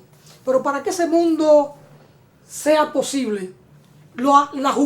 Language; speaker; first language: Spanish; native; Spanish